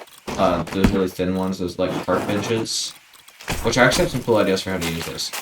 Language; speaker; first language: English; native; English